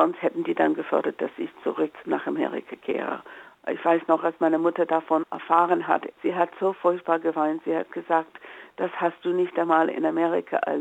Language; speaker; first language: German; non-native, fluent; English